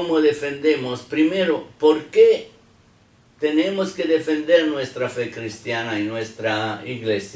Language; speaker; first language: Spanish; non-native, fluent; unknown